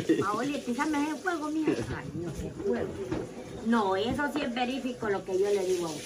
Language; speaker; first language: Spanish; native; Spanish